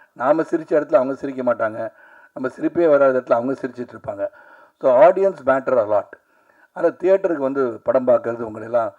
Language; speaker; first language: Tamil; native; Tamil